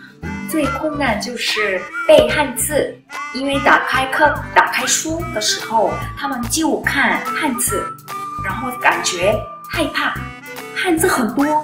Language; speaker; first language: Chinese; non-native, learner; Korean